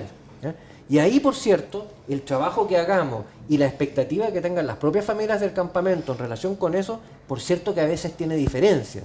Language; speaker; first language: Spanish; native; Spanish